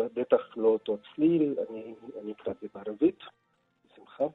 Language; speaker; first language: Hebrew; non-native, local second language; Arabic